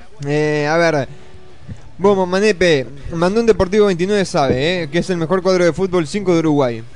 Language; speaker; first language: Spanish; native; Spanish